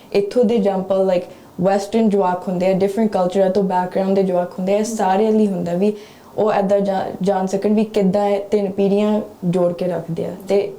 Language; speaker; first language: Punjabi; early bilingual, heritage; Punjabi